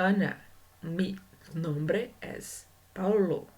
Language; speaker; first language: Spanish; non-native, learner; Portuguese